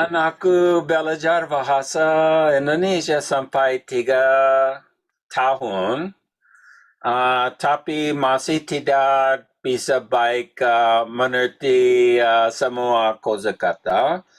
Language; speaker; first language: Indonesian; non-native, learner; English